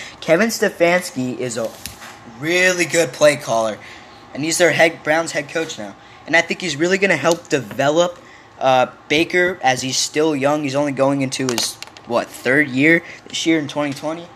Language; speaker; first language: English; native; English